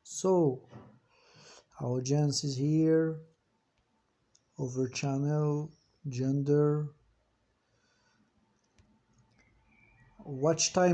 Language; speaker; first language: English; non-native, fluent; French